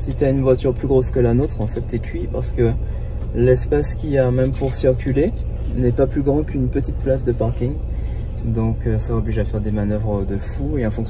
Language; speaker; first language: French; native; French